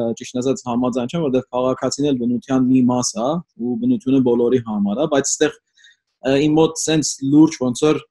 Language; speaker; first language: Armenian; early bilingual, heritage; Armenian